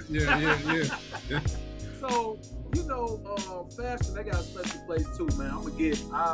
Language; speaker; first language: English; native; English